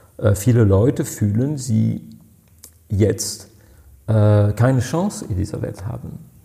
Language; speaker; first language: German; non-native, fluent; French